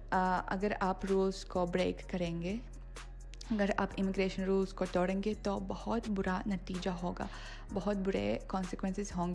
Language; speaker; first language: Hindi; non-native, fluent; Russian